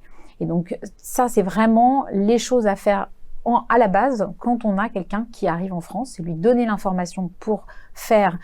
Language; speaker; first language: French; native; French